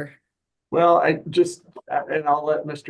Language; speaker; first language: English; native; English